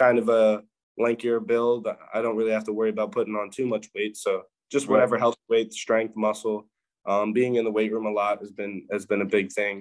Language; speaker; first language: English; native; English